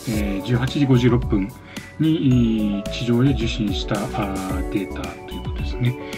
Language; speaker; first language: Japanese; native; Japanese